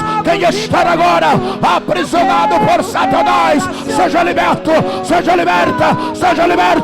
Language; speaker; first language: Portuguese; native; Portuguese